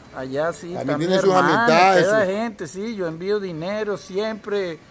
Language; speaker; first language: Spanish; native; Spanish